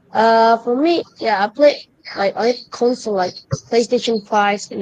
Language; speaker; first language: English; non-native, learner; Indonesian